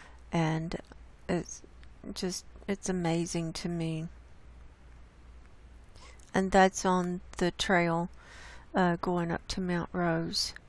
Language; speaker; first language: English; native; English